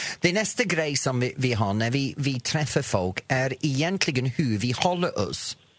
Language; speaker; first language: Swedish; non-native, fluent; English